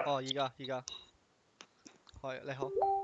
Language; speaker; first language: Cantonese; non-native, learner; English